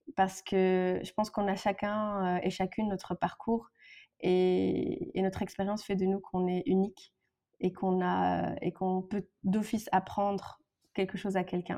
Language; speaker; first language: French; non-native, local second language; Arabic